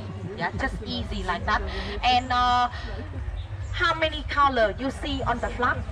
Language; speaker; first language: English; non-native, learner; Vietnamese